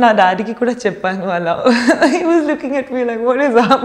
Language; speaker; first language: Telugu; non-native, learner; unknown